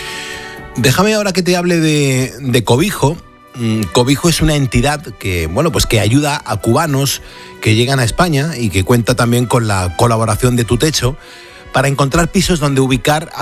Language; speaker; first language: Spanish; native; Spanish